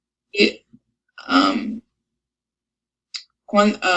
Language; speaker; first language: Spanish; non-native, learner; English